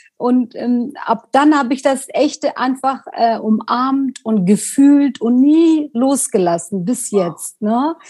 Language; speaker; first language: German; non-native, fluent; Kurdish